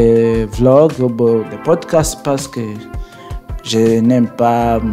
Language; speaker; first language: French; non-native, learner; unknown